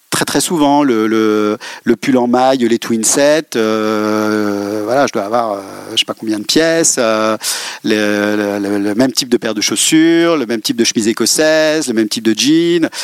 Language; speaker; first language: French; native; French